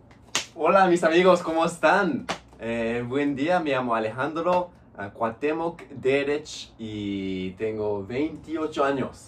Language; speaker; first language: Spanish; non-native, fluent; English